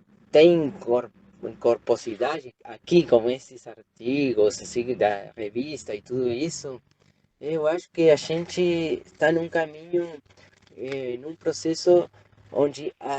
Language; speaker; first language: Portuguese; non-native, fluent; Spanish